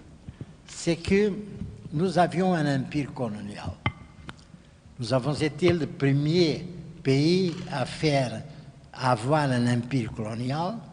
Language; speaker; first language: French; non-native, fluent; Portuguese